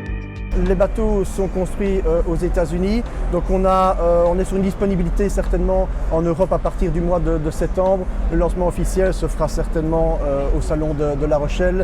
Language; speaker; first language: French; native; French